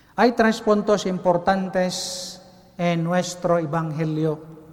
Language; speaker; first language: Spanish; non-native, learner; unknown